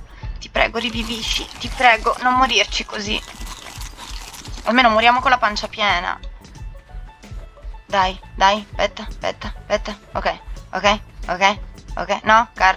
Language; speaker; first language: Italian; native; Italian